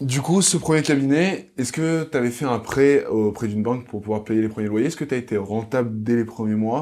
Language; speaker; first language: French; native; French